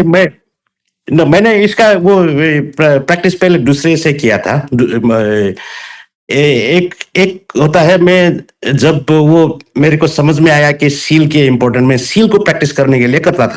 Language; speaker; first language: Hindi; non-native, local second language; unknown